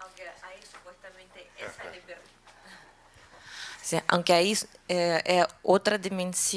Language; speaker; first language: Spanish; non-native, learner; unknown